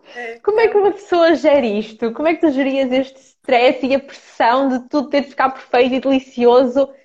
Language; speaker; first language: Portuguese; early bilingual, other home language; Ukrainian